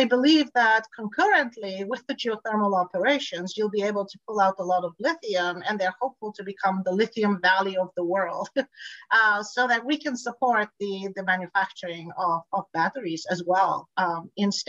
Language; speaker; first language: English; non-native, local second language; Bulgarian